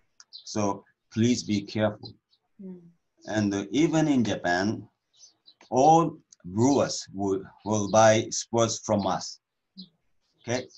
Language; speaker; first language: English; non-native, learner; Japanese